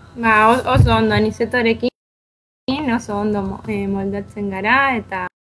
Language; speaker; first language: Basque; non-native, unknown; Spanish